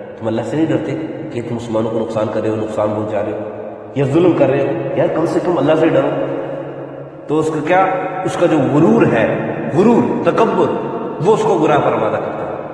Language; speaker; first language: Urdu; non-native, local second language; Pashto